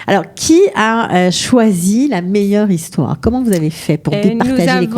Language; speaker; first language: French; native; French